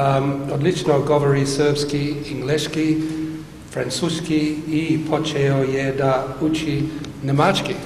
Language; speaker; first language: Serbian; non-native, learner; English